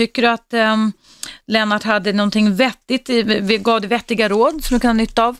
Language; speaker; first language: Swedish; native; Swedish